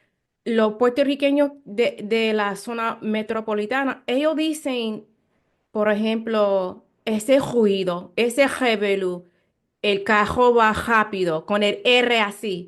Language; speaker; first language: Spanish; non-native, learner; English